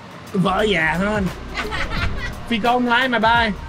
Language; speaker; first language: Vietnamese; non-native, fluent; English